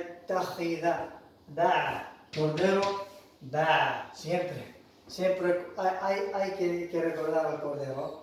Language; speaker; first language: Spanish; non-native, fluent; Arabic